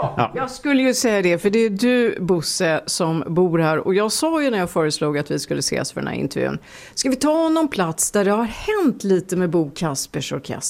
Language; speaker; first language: Swedish; native; Swedish